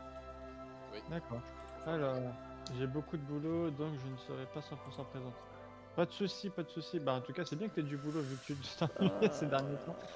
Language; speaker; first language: French; native; French